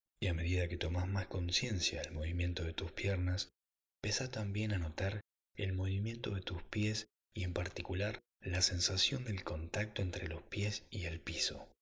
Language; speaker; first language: Spanish; native; Spanish